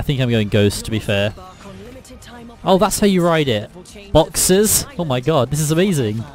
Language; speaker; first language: English; native; English